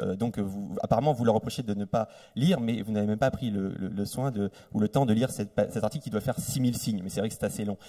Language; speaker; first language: French; native; French